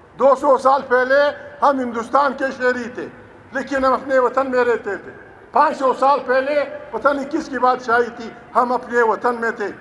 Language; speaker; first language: Urdu; non-native, local second language; Pashto